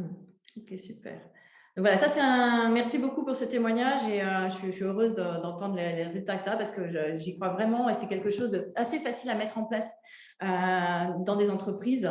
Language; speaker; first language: French; native; French